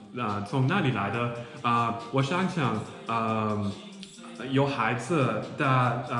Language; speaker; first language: Chinese; non-native, learner; English